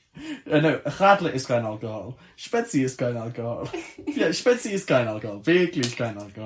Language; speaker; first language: German; non-native, learner; English